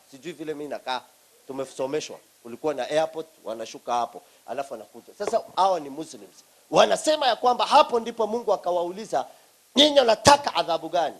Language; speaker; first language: Swahili; non-native, local second language; Somali